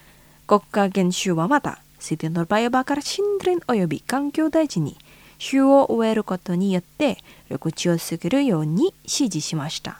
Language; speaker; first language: Japanese; non-native, fluent; Indonesian